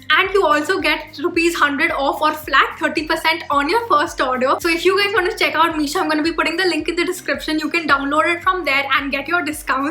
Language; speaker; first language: English; non-native, local second language; Hindi